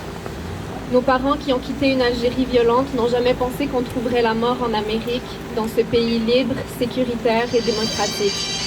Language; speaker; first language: French; early bilingual, other home language; Arabic